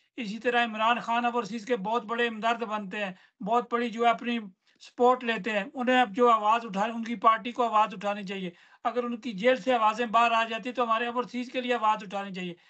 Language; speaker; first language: Urdu; non-native, local second language; Punjabi